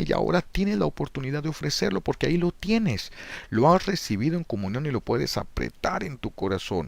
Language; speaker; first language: Spanish; native; Spanish